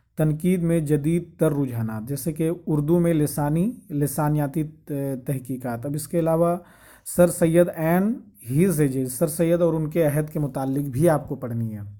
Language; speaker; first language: Urdu; native; Urdu